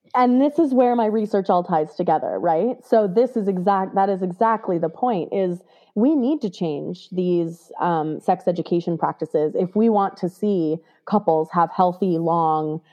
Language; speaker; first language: English; native; English